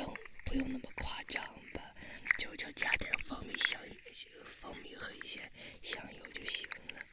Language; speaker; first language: Chinese; early bilingual, heritage; Chinese